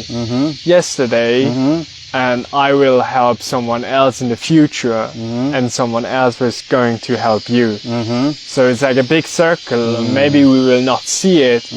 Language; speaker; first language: English; non-native, fluent; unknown